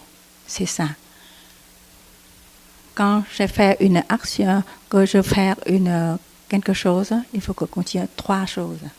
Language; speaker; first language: French; non-native, learner; Vietnamese